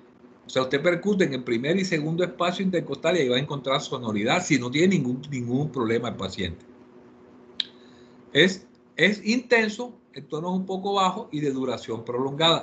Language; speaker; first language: Spanish; native; Spanish